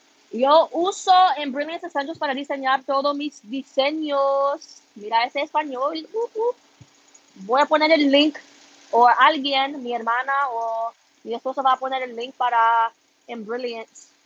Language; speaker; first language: Spanish; early bilingual, heritage; Spanish